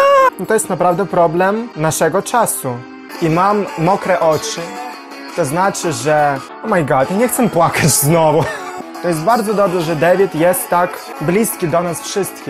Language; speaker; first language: Polish; non-native, learner; Ukrainian